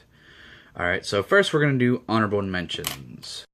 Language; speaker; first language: English; native; English